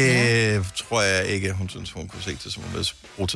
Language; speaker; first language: Danish; native; Danish